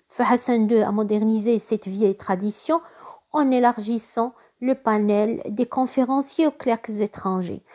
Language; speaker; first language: French; non-native, local second language; Arabic